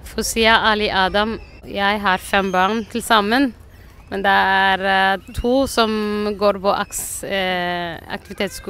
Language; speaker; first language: Norwegian; non-native, learner; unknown